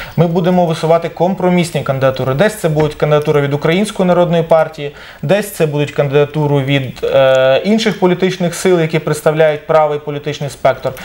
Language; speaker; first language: Ukrainian; native; Ukrainian